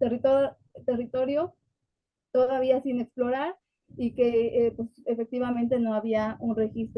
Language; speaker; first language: Spanish; native; Spanish